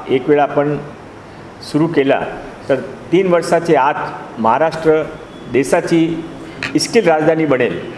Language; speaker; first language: Marathi; non-native, local second language; Hindi